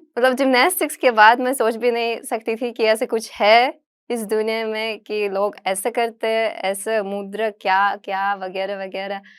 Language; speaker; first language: Hindi; non-native, fluent; Russian